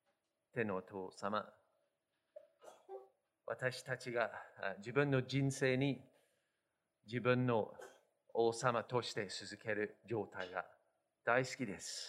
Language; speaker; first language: Japanese; non-native, fluent; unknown